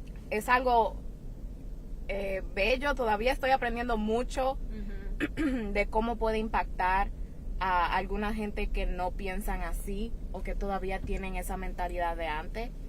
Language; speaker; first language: Spanish; early bilingual, heritage; Spanish